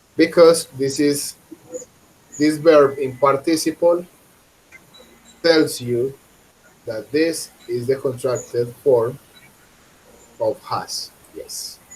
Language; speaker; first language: English; non-native, fluent; Spanish